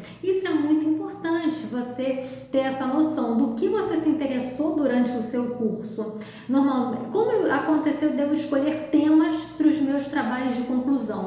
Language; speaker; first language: Portuguese; native; Portuguese